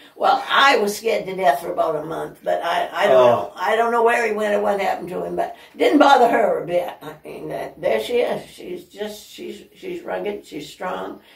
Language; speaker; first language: English; native; English